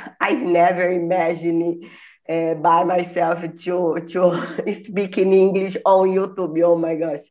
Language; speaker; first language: English; non-native, learner; Portuguese